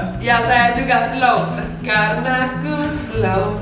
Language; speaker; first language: Indonesian; non-native, learner; Romanian